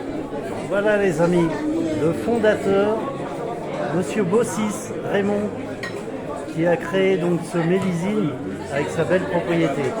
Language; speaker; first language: French; native; French